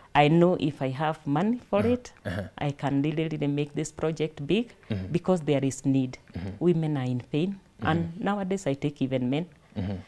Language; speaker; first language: English; non-native, local second language; Kikuyu